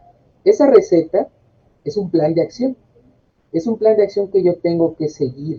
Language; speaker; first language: Spanish; native; Spanish